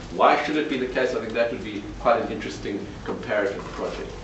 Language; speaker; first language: English; native; English